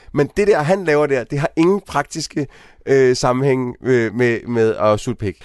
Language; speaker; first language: Danish; native; Danish